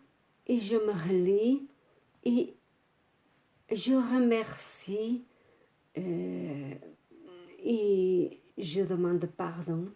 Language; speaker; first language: French; non-native, fluent; Portuguese